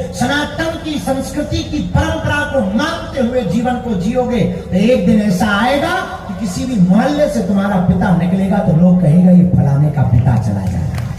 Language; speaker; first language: Hindi; native; Hindi